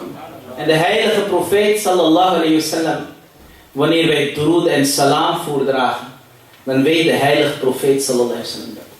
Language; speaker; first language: Dutch; early bilingual, other home language; Urdu